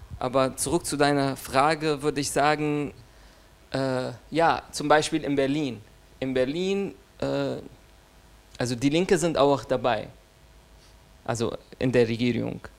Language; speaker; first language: German; non-native, fluent; Arabic